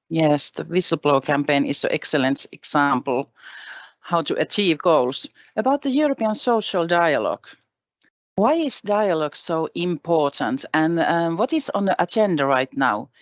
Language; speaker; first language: English; non-native, fluent; Finnish